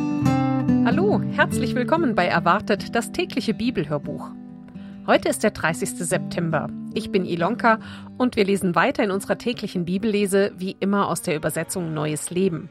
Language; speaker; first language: German; native; German